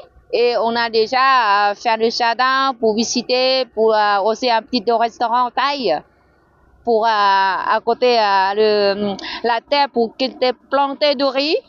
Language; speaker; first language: French; non-native, learner; Thai